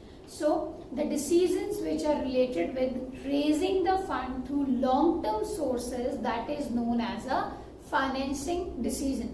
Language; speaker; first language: English; non-native, local second language; Hindi